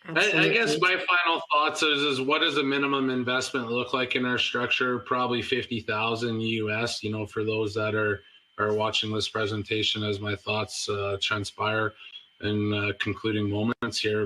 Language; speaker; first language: English; native; English